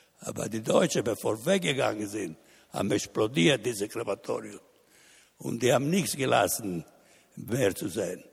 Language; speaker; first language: German; non-native, learner; Italian